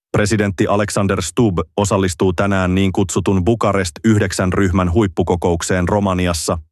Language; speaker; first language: Finnish; native; Finnish